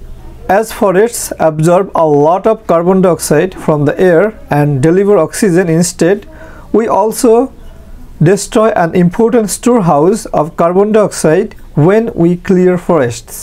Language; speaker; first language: English; non-native, fluent; Bangla